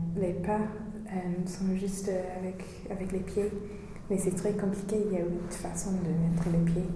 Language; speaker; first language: French; non-native, fluent; English